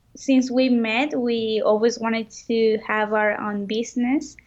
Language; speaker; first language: English; non-native, fluent; Spanish